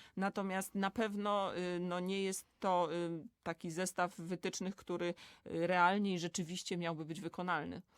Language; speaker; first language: Polish; native; Polish